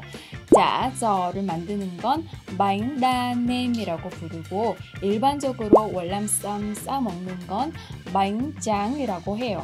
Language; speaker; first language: Korean; non-native, fluent; Vietnamese